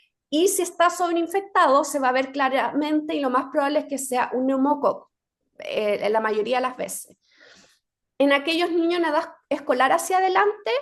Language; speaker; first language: Spanish; native; Spanish